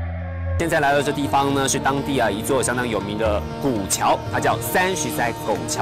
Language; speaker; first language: Chinese; native; Chinese